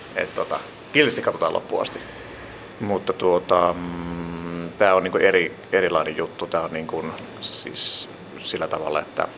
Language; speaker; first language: Finnish; native; Finnish